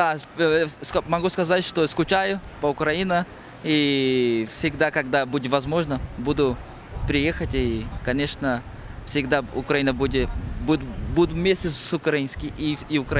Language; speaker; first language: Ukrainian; non-native, learner; Portuguese